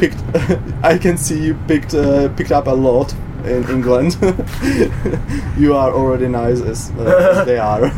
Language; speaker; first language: English; non-native, fluent; Czech